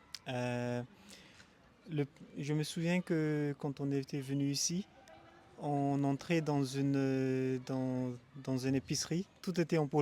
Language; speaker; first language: French; non-native, local second language; Malagasy